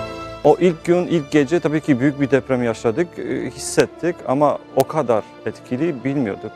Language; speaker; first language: Turkish; early bilingual, heritage; Turkish